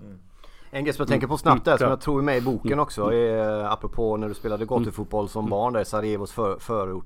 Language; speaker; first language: Swedish; native; Swedish